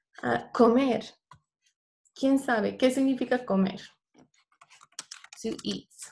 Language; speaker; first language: Spanish; non-native, fluent; English